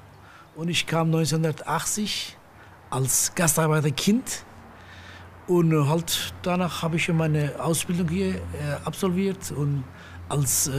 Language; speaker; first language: German; non-native, fluent; Turkish